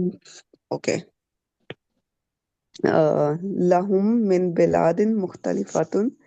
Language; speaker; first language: Arabic; non-native, learner; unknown